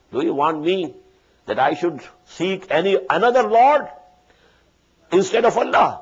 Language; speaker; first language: English; non-native, local second language; Urdu